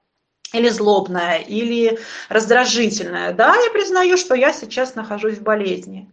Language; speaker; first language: Russian; native; Russian